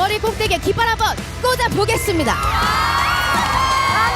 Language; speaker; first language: Korean; native; Korean